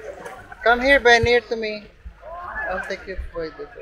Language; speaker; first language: English; non-native, local second language; Filipino